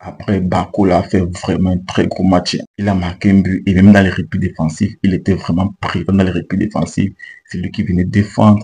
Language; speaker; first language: French; native; French